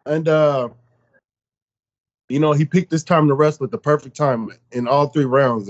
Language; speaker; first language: English; native; English